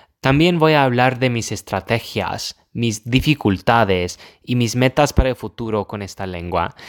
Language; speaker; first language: Spanish; non-native, fluent; English